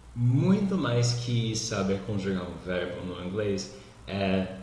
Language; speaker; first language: Portuguese; non-native, fluent; English